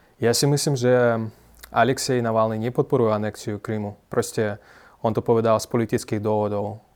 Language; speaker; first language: Slovak; non-native, fluent; Russian